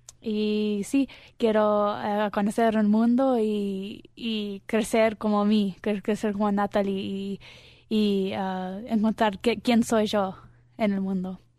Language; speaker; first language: Spanish; early bilingual, heritage; Spanish